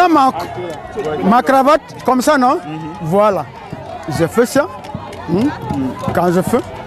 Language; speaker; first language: French; non-native, local second language; Fang